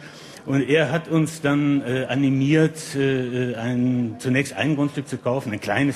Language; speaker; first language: German; native; German